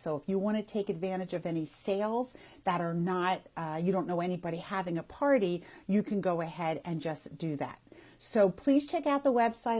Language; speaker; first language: English; native; English